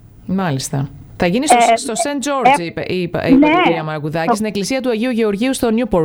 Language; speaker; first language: Greek; native; Greek